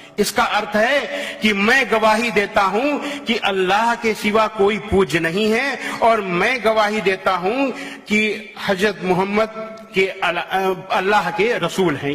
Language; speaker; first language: Hindi; native; Hindi